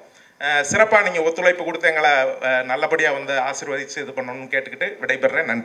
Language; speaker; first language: Tamil; native; Tamil